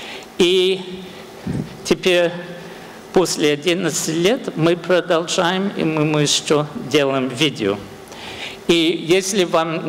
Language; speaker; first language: Russian; non-native, fluent; English